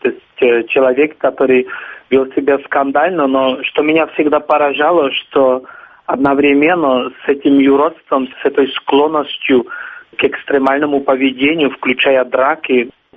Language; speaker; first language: Russian; non-native, fluent; Czech